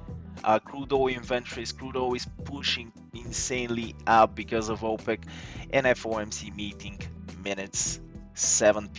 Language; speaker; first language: English; non-native, fluent; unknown